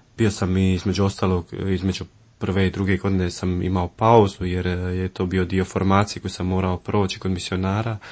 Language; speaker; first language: Croatian; early bilingual, heritage; Croatian